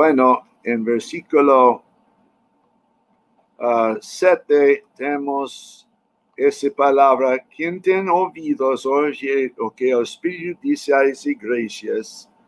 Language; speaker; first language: Spanish; non-native, fluent; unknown